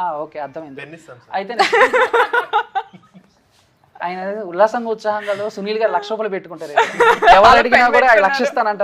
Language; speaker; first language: Telugu; native; Telugu